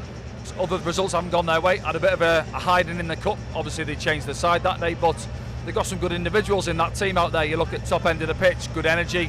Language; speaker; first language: English; native; English